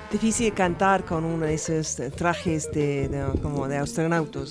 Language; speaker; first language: Spanish; non-native, fluent; English